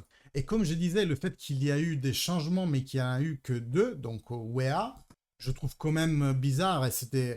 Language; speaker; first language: French; early bilingual, heritage; Italian